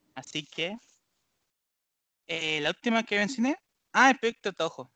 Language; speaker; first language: Spanish; non-native, learner; Japanese